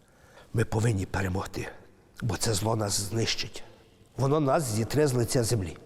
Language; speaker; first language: Ukrainian; native; Ukrainian